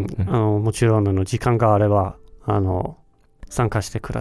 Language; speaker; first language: Japanese; non-native, learner; Danish